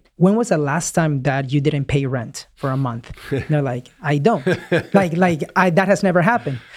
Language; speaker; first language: English; early bilingual, other home language; Spanish